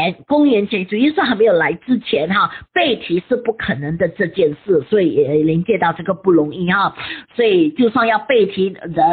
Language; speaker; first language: Chinese; native; Chinese